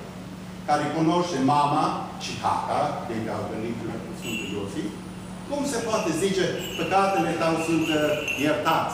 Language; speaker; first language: Romanian; early bilingual, heritage; Romanian